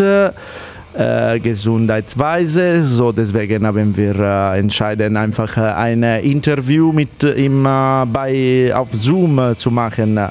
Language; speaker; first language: German; non-native, fluent; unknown